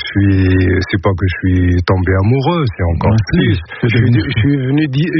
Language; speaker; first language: French; non-native, local second language; Arabic